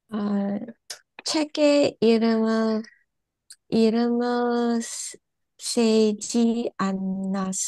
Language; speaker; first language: Korean; non-native, learner; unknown